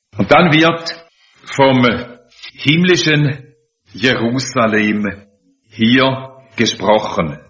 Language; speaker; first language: German; native; German